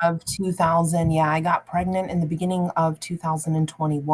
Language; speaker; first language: English; native; English